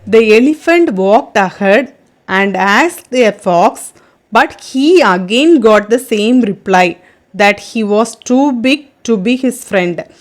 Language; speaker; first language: English; non-native, local second language; Tamil